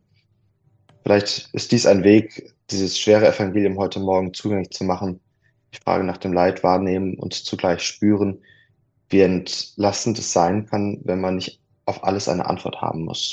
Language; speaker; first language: German; native; German